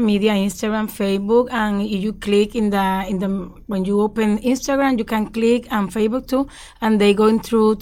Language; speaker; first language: English; non-native, learner; Spanish